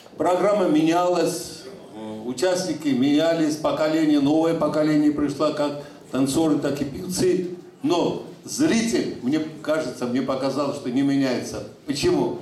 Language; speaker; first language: Russian; non-native, local second language; Georgian